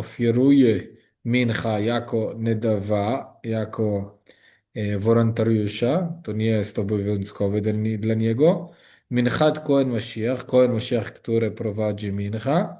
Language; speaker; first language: Polish; non-native, learner; Hebrew